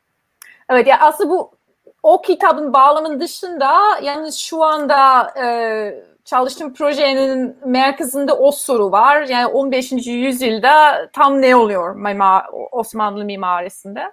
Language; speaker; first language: Turkish; non-native, fluent; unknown